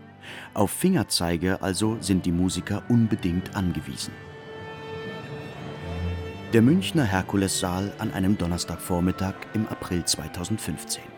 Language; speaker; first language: German; native; German